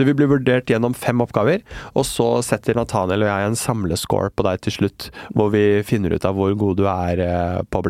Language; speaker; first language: Norwegian; native; Norwegian